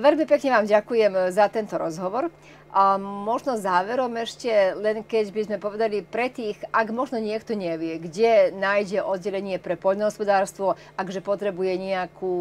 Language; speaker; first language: Slovak; native; Slovak